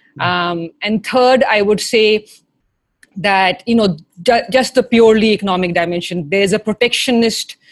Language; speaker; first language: English; non-native, local second language; Hindi